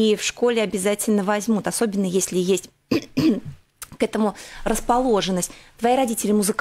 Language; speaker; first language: Russian; native; Russian